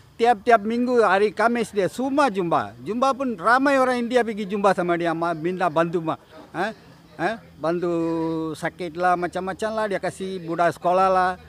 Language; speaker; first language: Malay; non-native, local second language; Tamil